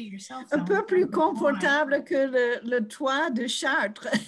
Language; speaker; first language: French; non-native, fluent; English